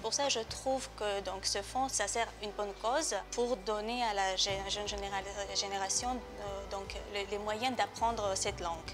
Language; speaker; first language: French; non-native, fluent; Georgian